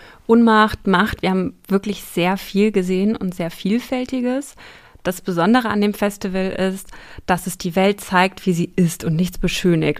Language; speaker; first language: German; native; German